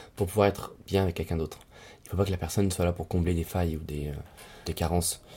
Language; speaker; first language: French; native; French